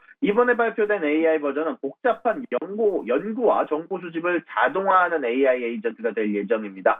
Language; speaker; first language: Korean; native; Korean